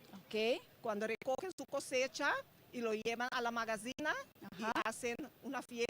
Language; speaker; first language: Spanish; non-native, fluent; Papiamento